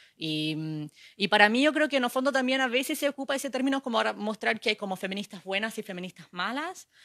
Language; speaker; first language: Spanish; non-native, fluent; English